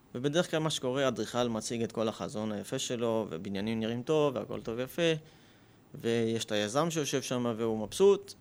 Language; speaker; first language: Hebrew; early bilingual, other home language; Russian